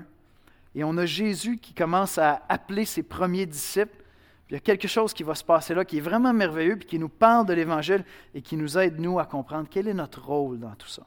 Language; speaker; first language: French; native; French